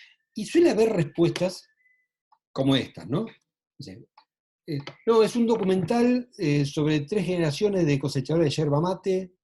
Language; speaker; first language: Spanish; native; Spanish